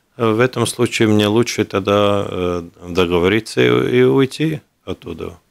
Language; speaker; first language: Russian; non-native, local second language; Latvian